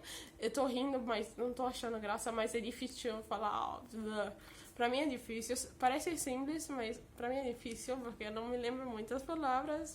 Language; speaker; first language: Portuguese; early bilingual, heritage; Portuguese